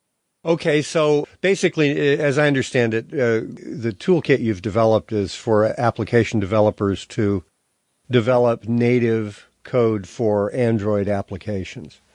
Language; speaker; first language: English; native; English